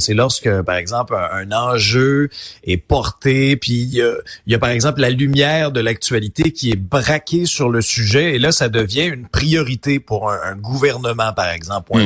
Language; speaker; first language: French; native; French